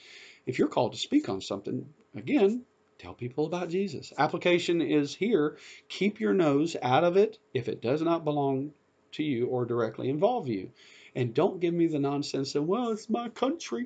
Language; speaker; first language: English; native; English